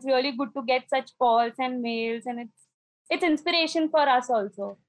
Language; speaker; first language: English; non-native, local second language; Marathi